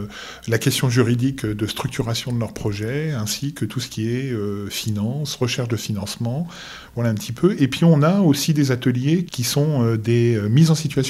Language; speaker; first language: French; native; French